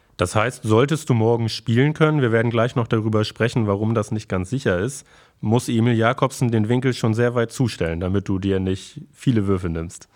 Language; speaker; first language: German; native; German